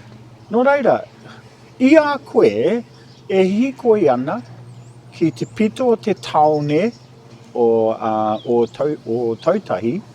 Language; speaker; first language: Māori; non-native, local second language; English